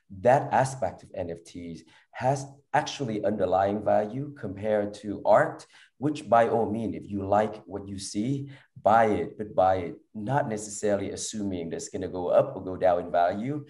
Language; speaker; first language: English; early bilingual, other home language; Vietnamese